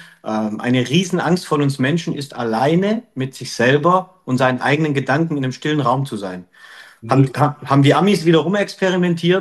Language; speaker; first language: German; native; German